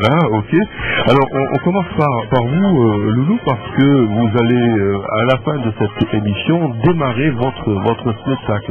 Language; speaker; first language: French; native; French